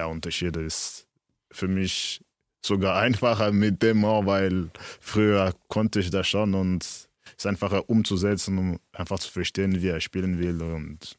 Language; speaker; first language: German; early bilingual, other home language; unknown